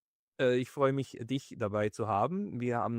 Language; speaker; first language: German; native; German